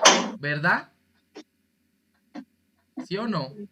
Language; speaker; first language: Spanish; native; Spanish